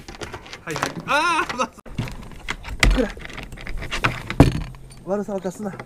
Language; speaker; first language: Japanese; native; Japanese